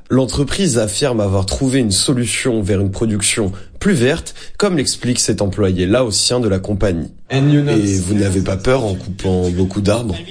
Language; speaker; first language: French; native; French